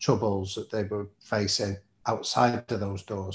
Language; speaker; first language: English; native; English